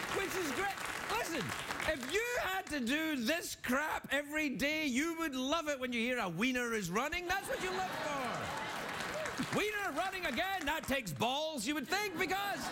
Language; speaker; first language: English; native; English